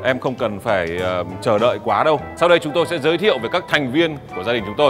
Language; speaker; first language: Vietnamese; native; Vietnamese